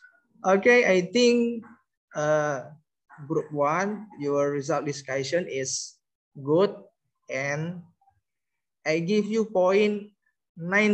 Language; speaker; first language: English; non-native, learner; Indonesian